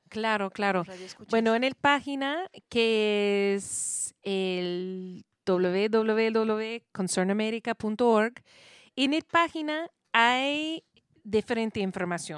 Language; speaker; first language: Spanish; non-native, learner; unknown